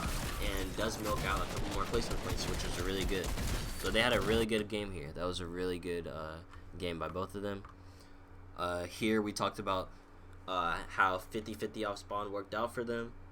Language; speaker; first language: English; native; English